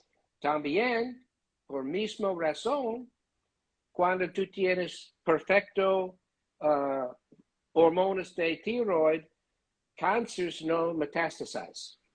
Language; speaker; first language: Spanish; non-native, learner; English